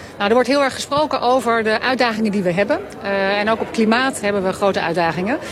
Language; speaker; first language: Dutch; native; Dutch